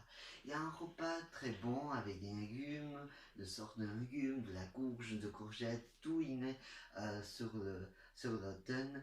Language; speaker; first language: French; non-native, learner; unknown